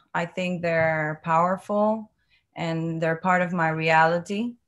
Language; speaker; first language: English; non-native, learner; Spanish